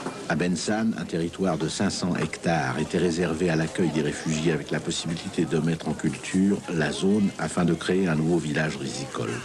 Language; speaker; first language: French; native; French